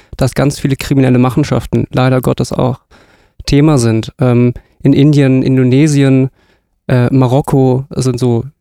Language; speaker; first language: German; native; German